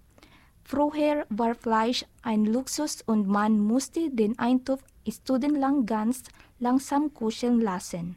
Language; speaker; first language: German; non-native, learner; Filipino